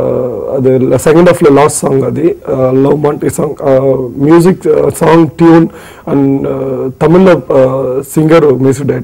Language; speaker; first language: Telugu; non-native, learner; Tamil